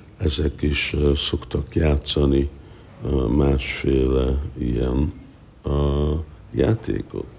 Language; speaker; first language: Hungarian; early bilingual, heritage; Hungarian